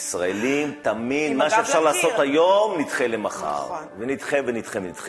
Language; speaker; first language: Hebrew; native; Hebrew